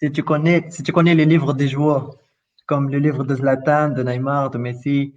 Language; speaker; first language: French; non-native, local second language; Arabic